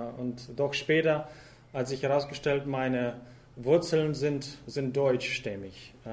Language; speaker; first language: German; non-native, fluent; Russian